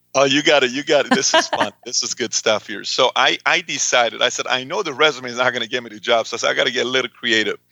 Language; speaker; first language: English; early bilingual, other home language; Persian